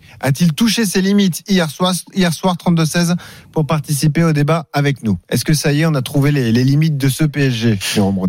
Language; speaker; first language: French; native; French